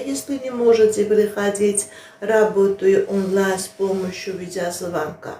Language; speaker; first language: Russian; non-native, fluent; Armenian